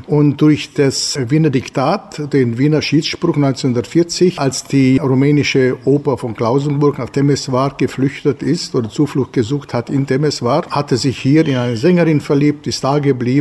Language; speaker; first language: German; native; German